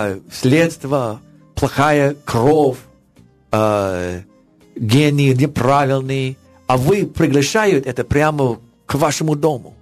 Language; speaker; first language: Russian; non-native, learner; English